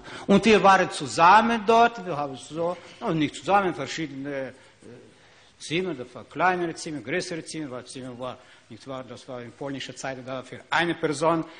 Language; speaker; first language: German; non-native, learner; Ukrainian